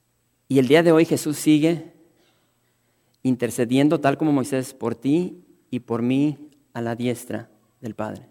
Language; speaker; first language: Spanish; native; Spanish